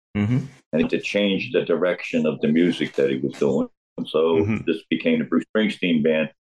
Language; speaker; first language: English; native; English